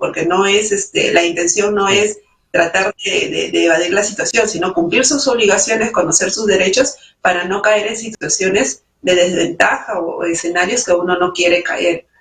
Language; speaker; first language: Spanish; native; Spanish